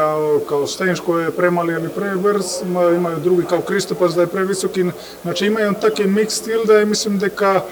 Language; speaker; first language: Macedonian; non-native, fluent; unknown